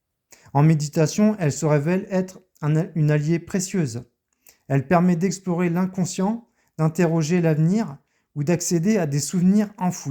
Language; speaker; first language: French; native; French